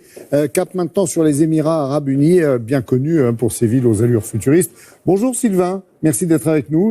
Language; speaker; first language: French; native; French